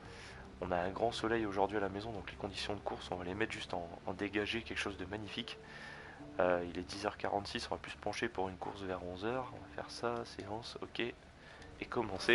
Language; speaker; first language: French; native; French